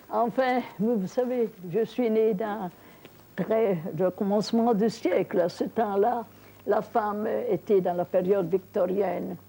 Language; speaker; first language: French; non-native, fluent; Italian